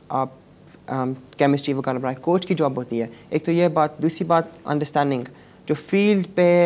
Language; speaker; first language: Urdu; native; Urdu